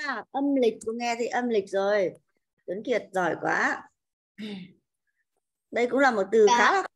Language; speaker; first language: Vietnamese; native; Vietnamese